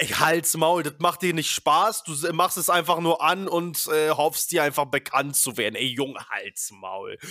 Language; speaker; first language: German; early bilingual, other home language; Polish